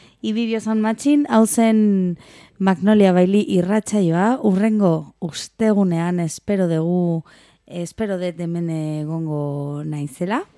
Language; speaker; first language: Basque; non-native, local second language; Spanish